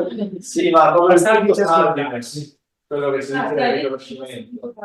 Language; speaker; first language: Italian; native; Italian